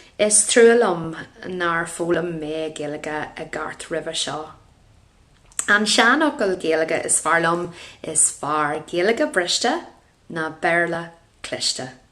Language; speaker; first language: Irish; non-native, local second language; English